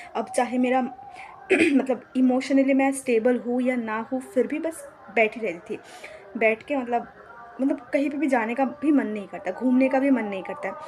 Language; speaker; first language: Hindi; non-native, local second language; Bangla